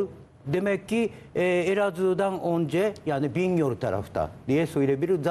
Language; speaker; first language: Turkish; non-native, learner; Japanese